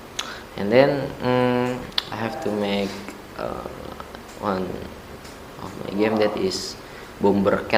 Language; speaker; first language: English; non-native, learner; Indonesian